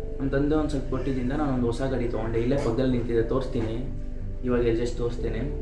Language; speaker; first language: Kannada; non-native, local second language; Telugu